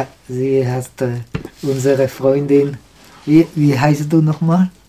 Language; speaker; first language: German; non-native, learner; Czech